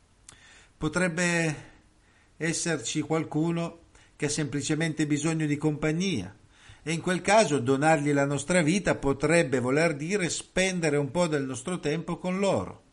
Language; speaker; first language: Italian; native; Italian